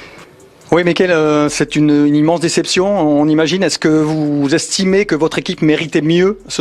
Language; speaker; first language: French; native; French